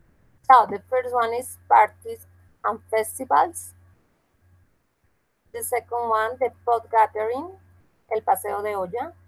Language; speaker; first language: English; non-native, fluent; Spanish